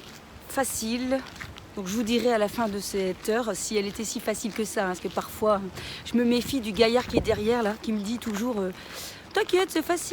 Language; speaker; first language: French; native; French